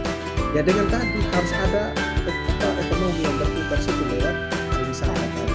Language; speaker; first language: Indonesian; non-native, local second language; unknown